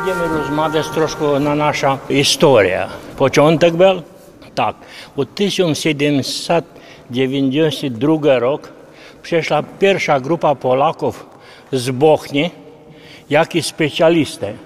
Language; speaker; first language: Polish; early bilingual, heritage; Polish